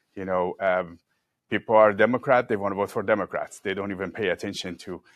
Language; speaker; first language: English; non-native, fluent; Persian